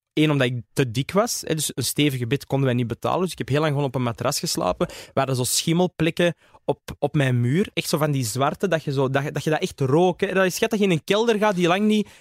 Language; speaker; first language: Dutch; early bilingual, other home language; Arabic